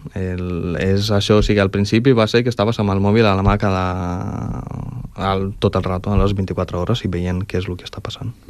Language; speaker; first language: Catalan; early bilingual, other home language; Ukrainian